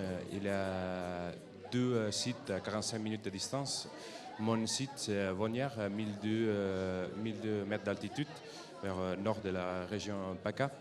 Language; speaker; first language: French; non-native, fluent; Catalan